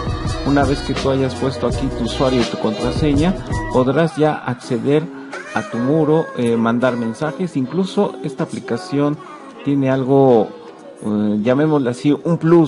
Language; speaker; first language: Spanish; native; Spanish